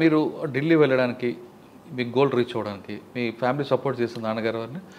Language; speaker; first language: Telugu; native; Telugu